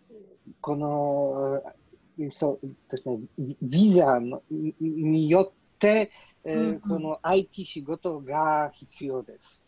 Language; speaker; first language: Japanese; non-native, learner; Polish